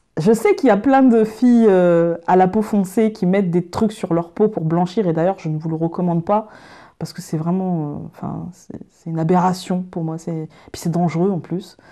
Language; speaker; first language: French; native; French